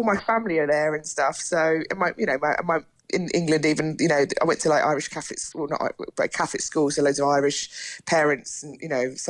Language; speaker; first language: English; native; English